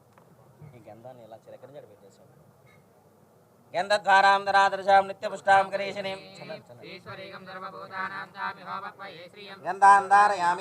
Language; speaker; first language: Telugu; native; Telugu